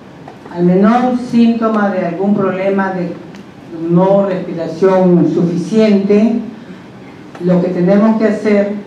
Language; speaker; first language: Spanish; native; Spanish